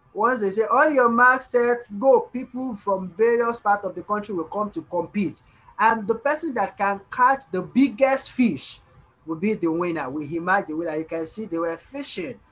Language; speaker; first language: English; non-native, local second language; Yoruba